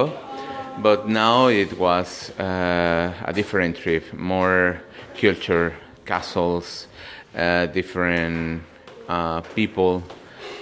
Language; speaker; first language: English; non-native, learner; Spanish